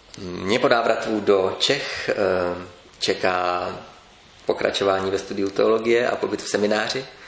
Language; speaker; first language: Czech; native; Czech